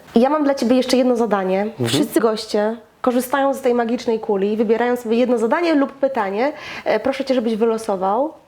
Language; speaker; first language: Polish; native; Polish